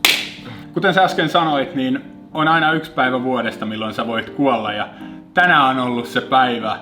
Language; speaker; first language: Finnish; native; Finnish